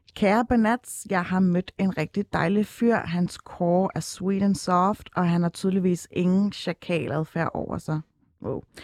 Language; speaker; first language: Danish; early bilingual, other home language; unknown